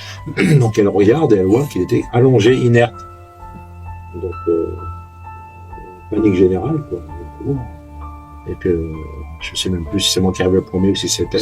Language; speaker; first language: French; native; French